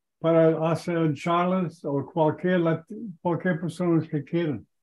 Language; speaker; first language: Spanish; non-native, learner; English